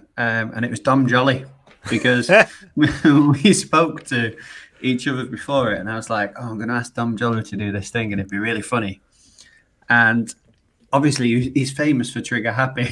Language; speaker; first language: English; native; English